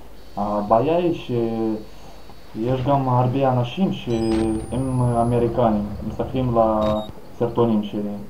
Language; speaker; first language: Hebrew; non-native, fluent; Russian